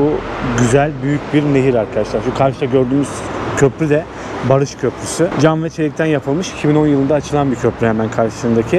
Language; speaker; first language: Turkish; native; Turkish